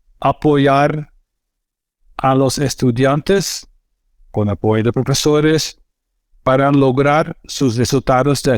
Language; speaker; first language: Spanish; non-native, fluent; Dutch